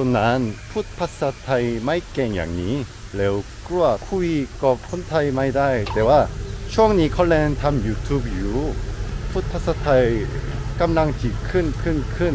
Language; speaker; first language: Thai; non-native, learner; Korean